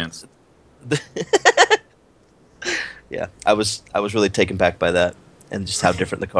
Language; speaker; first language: English; native; English